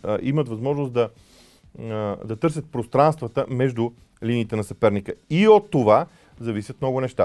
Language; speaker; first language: Bulgarian; native; Bulgarian